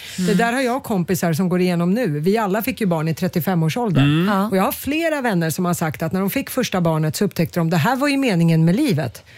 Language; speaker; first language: Swedish; native; Swedish